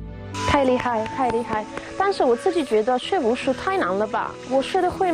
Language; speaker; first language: Chinese; non-native, learner; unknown